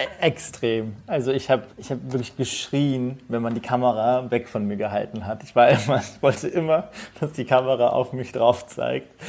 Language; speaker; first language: German; early bilingual, other home language; Persian